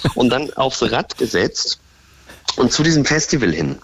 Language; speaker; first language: German; native; German